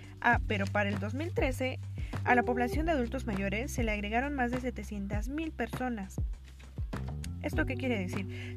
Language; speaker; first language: Spanish; native; Spanish